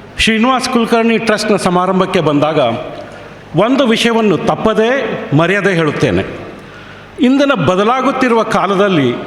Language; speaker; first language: Kannada; native; Kannada